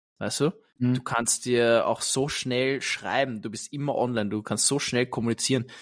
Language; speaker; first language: German; native; German